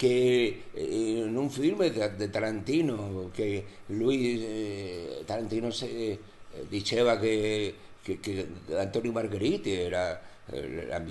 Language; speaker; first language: Italian; non-native, learner; Spanish